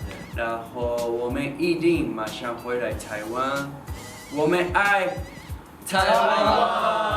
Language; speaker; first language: Chinese; non-native, learner; Japanese